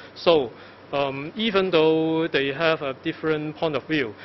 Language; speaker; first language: English; non-native, local second language; Cantonese